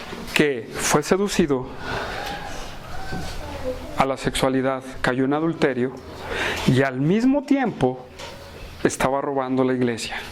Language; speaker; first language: Spanish; native; Spanish